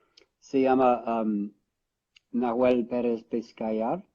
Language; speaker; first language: Spanish; non-native, learner; English